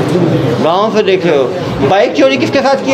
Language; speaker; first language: Hindi; native; Hindi